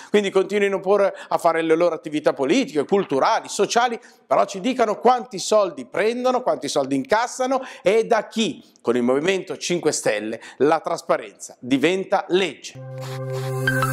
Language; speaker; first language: Italian; native; Italian